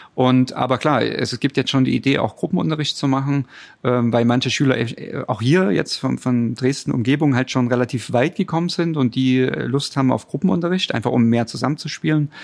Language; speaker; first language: German; native; German